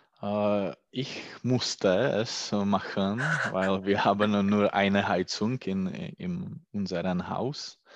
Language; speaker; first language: German; non-native, learner; Czech